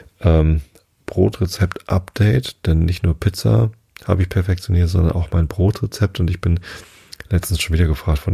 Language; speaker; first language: German; native; German